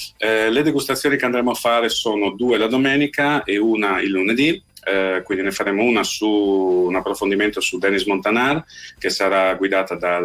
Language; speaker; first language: Italian; native; Italian